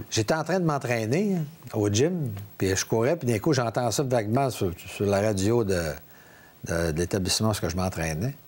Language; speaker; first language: French; native; French